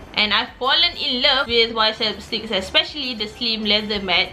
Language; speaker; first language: English; non-native, local second language; Malay